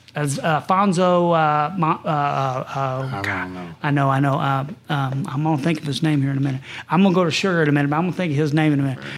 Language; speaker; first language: English; native; English